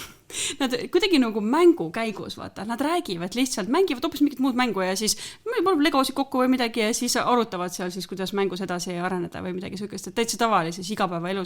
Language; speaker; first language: Estonian; native; Estonian